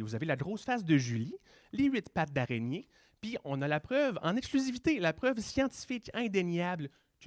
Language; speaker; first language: French; native; French